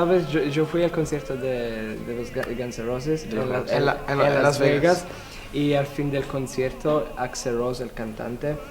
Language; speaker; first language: Spanish; non-native, learner; Italian